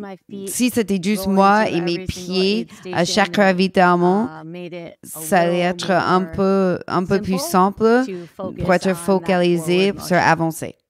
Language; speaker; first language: French; non-native, learner; English